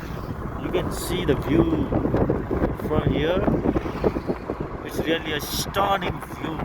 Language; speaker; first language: English; non-native, fluent; Nepali